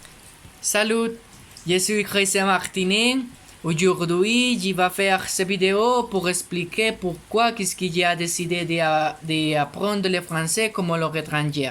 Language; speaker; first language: French; non-native, learner; Spanish